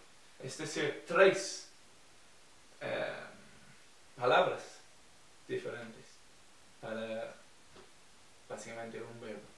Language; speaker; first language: Spanish; non-native, fluent; English